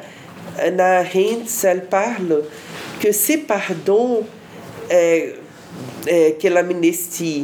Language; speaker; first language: French; non-native, fluent; Portuguese